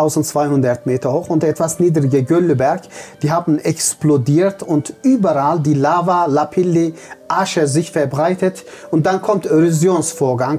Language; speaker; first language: German; non-native, fluent; Turkish